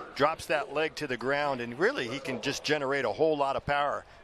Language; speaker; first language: English; native; English